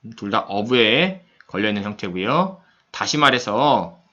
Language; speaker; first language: Korean; native; Korean